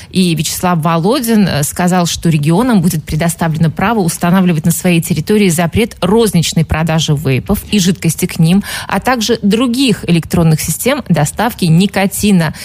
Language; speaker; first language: Russian; native; Russian